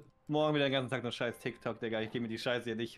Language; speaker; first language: German; native; German